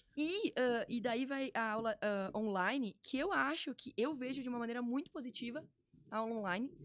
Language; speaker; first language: Portuguese; native; Portuguese